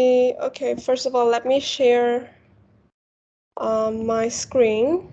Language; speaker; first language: English; non-native, fluent; Vietnamese